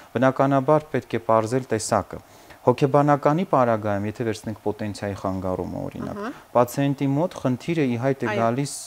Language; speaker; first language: Armenian; native; Armenian